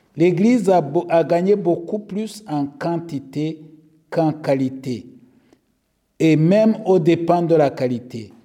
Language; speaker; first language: French; non-native, local second language; Kinyarwanda